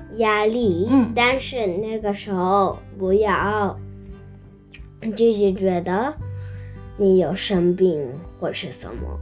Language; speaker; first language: Chinese; early bilingual, heritage; Chinese